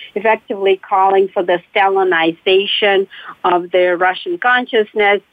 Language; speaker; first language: English; non-native, fluent; Russian